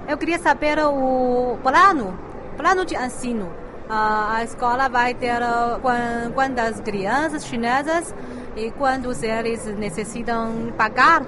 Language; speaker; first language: Portuguese; non-native, fluent; Chinese